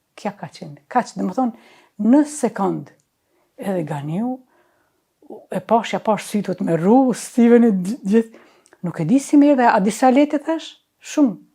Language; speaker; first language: Albanian; native; Albanian